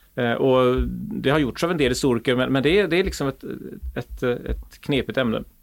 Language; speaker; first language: Swedish; native; Swedish